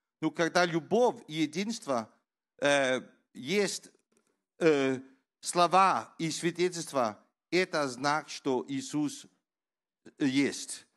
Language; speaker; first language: Russian; non-native, learner; Danish